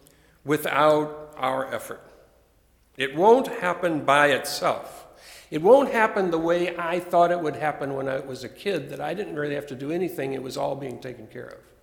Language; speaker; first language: English; native; English